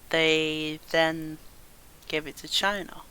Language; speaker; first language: English; native; English